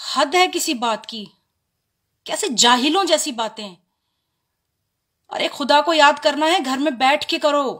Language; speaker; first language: Hindi; native; Hindi